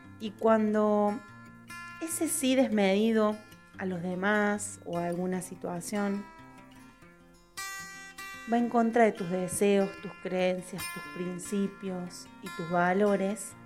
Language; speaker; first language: Spanish; native; Spanish